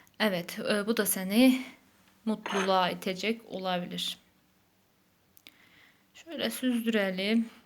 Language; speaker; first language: Turkish; native; Turkish